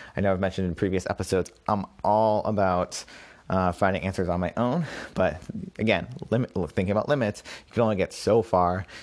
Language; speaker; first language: English; native; English